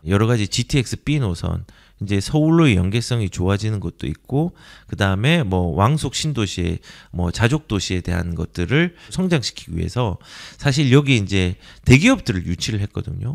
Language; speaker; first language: Korean; native; Korean